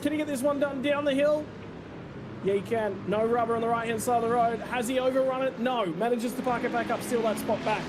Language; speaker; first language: English; native; English